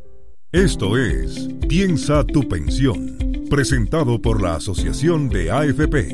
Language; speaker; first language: Spanish; native; Spanish